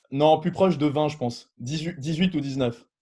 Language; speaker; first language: French; native; French